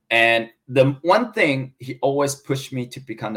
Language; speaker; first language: English; non-native, learner; Chinese